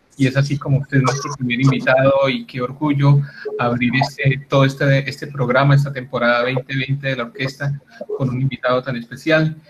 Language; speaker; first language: Spanish; native; Spanish